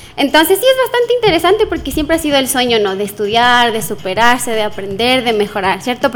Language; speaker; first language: Spanish; non-native, local second language; Quechua